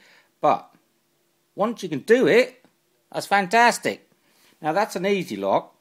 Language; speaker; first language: English; native; English